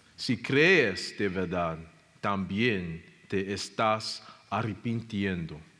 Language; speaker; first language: Spanish; non-native, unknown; English